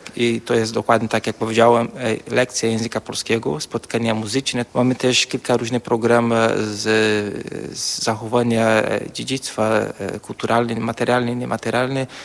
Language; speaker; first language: Polish; early bilingual, heritage; Polish